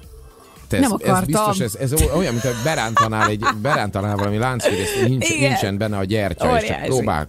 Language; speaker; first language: Hungarian; native; Hungarian